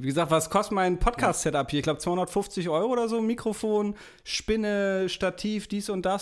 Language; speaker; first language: German; native; German